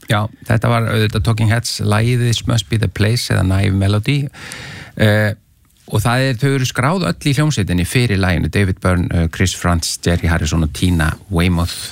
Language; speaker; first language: Icelandic; native; Icelandic